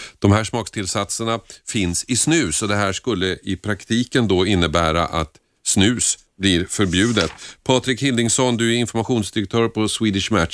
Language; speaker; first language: Swedish; native; Swedish